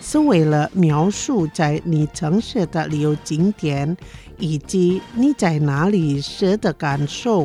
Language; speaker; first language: Chinese; non-native, fluent; Indonesian